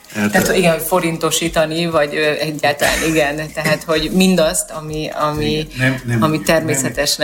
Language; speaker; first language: Hungarian; native; Hungarian